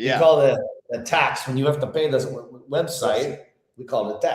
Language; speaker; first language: English; native; English